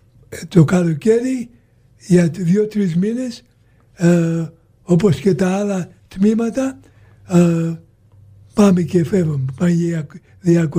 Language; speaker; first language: Greek; early bilingual, heritage; Greek